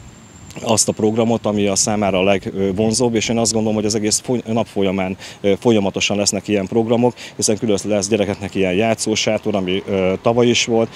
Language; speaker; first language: Hungarian; native; Hungarian